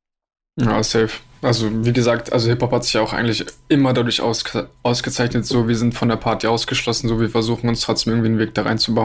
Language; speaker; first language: German; native; German